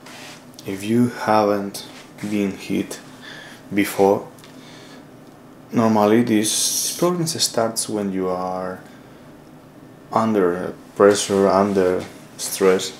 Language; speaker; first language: English; non-native, learner; Spanish